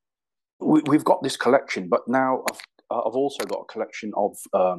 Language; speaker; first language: English; native; English